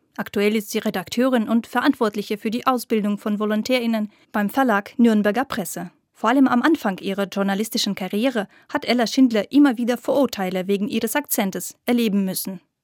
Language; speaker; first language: German; non-native, fluent; Russian